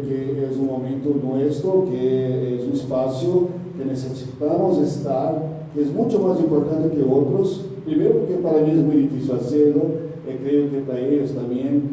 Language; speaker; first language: Spanish; non-native, learner; Portuguese